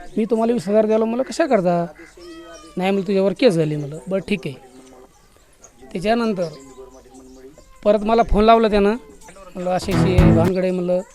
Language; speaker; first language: Marathi; non-native, local second language; Lambadi